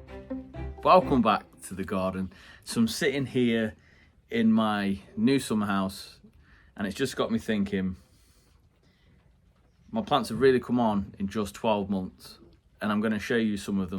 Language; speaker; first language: English; native; English